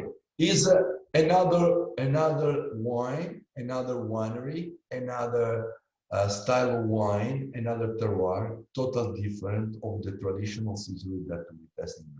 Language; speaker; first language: English; non-native, learner; Italian